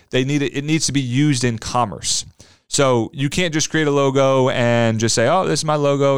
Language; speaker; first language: English; native; English